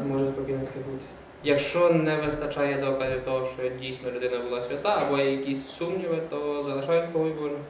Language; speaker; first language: Ukrainian; native; Ukrainian